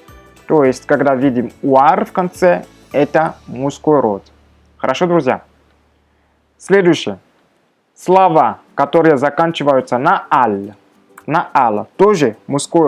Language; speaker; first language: Russian; non-native, fluent; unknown